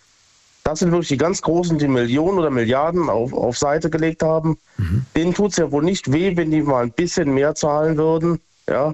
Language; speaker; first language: German; native; German